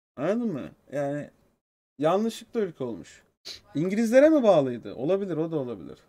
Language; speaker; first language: Turkish; native; Turkish